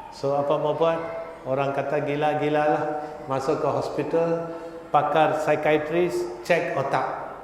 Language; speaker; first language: Malay; non-native, local second language; Tamil